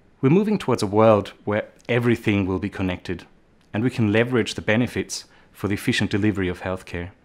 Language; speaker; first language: English; non-native, fluent; German